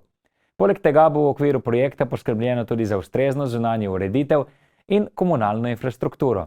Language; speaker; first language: Slovenian; native; Slovenian